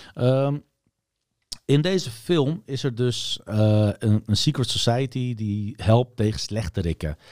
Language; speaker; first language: Dutch; early bilingual, other home language; Turkish